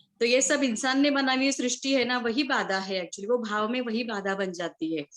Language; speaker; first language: Hindi; non-native, local second language; Marathi